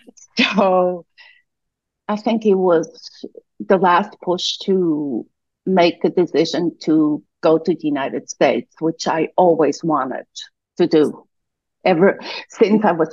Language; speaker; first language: English; non-native, fluent; Swiss German